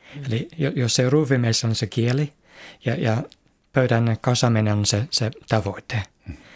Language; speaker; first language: Finnish; non-native, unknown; English